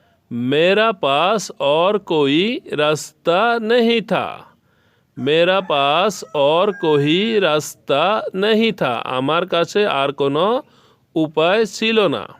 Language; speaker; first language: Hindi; non-native, learner; Bangla